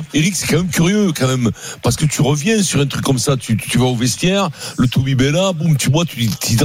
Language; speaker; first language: French; native; French